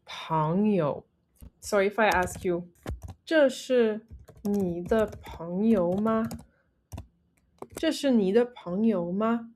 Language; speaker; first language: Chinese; non-native, fluent; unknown